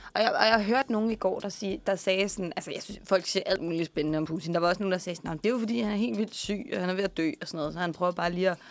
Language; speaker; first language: Danish; native; Danish